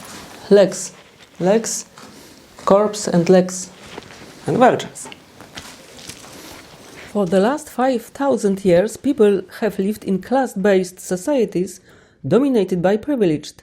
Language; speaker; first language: English; non-native, fluent; Polish